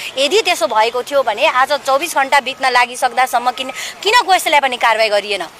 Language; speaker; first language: Nepali; native; Nepali